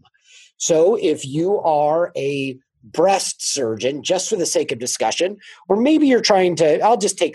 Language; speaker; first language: English; native; English